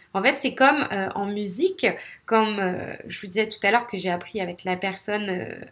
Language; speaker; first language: French; native; French